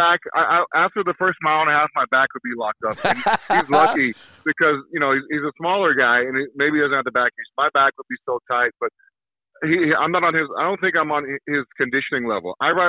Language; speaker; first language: English; native; English